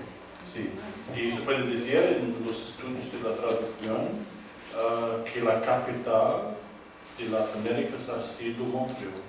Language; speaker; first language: Spanish; non-native, learner; English